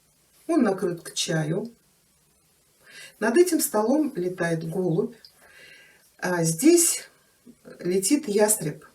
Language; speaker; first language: Russian; native; Russian